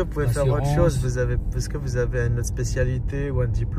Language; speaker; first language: French; early bilingual, other home language; Arabic